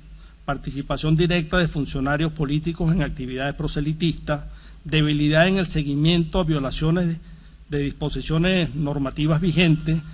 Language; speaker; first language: Spanish; native; Spanish